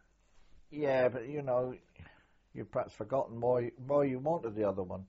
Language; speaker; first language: English; native; English